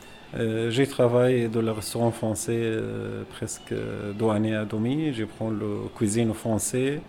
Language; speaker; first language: French; non-native, learner; Arabic